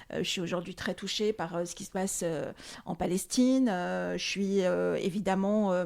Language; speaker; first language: French; early bilingual, other home language; Arabic